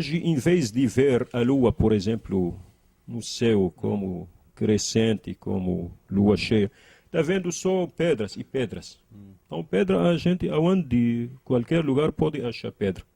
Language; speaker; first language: Portuguese; non-native, learner; Arabic